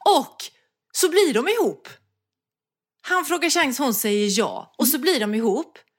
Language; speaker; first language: Swedish; native; Swedish